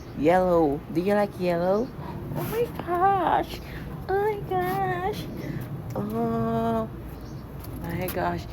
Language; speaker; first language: English; non-native, learner; Filipino